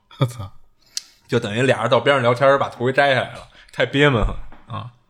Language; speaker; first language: Chinese; native; Chinese